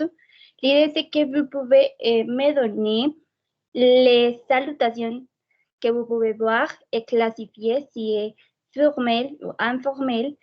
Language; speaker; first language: French; non-native, fluent; Spanish